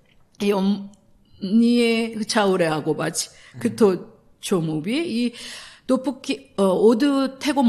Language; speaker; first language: Polish; non-native, learner; Korean